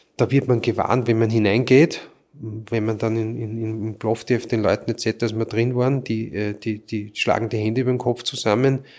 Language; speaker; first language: German; native; German